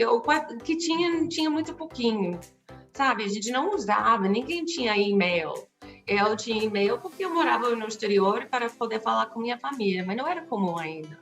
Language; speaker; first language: Portuguese; non-native, fluent; English